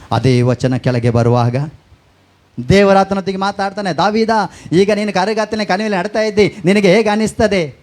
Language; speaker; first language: Kannada; non-native, local second language; Tulu